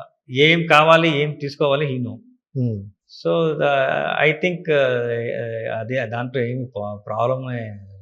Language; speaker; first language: Telugu; non-native, local second language; Kannada